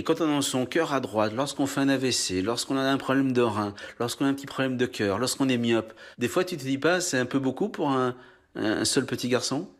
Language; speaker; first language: French; native; French